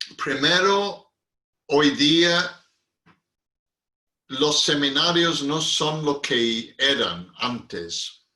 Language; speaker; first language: Spanish; non-native, fluent; English